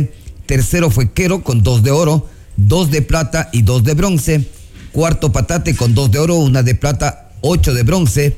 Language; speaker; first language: Spanish; native; Spanish